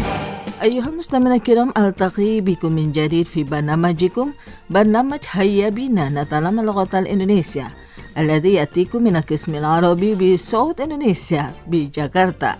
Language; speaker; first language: Arabic; non-native, fluent; Indonesian